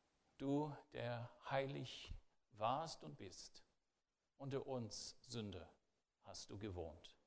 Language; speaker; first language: German; non-native, fluent; English